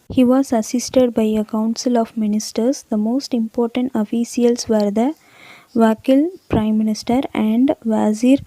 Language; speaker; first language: English; non-native, local second language; Tamil